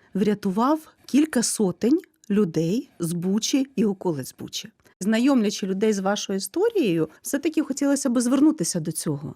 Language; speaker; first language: Ukrainian; native; Ukrainian